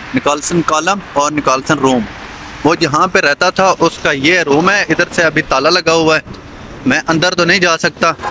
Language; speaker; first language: Urdu; non-native, local second language; Punjabi